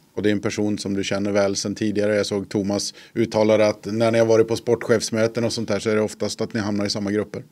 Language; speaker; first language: Swedish; native; Swedish